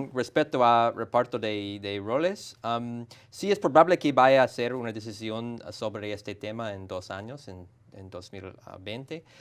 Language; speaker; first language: Spanish; non-native, fluent; English